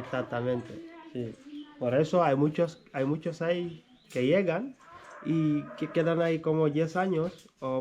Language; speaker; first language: Spanish; non-native, fluent; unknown